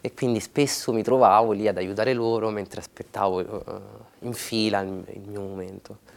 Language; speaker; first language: Italian; early bilingual, other home language; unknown